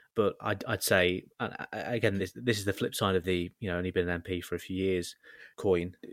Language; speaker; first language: English; native; English